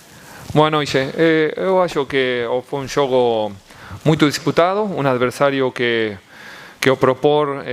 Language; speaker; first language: Portuguese; non-native, learner; Spanish